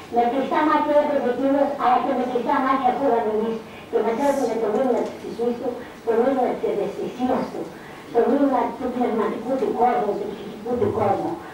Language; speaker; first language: Greek; early bilingual, heritage; Greek